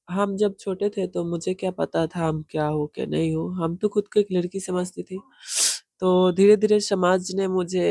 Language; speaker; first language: Hindi; non-native, local second language; Bangla